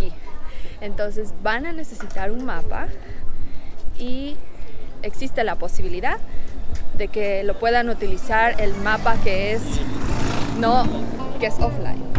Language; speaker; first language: Spanish; non-native, local second language; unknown